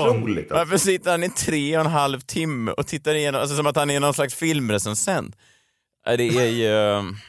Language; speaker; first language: Swedish; native; Swedish